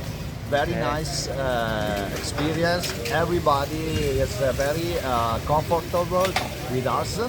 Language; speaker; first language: English; non-native, learner; Italian